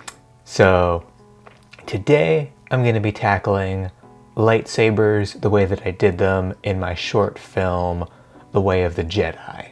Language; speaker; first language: English; native; English